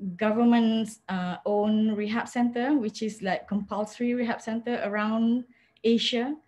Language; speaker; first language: English; non-native, local second language; Malay